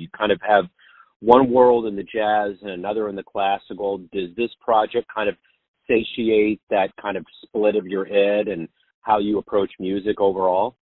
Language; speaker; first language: English; native; English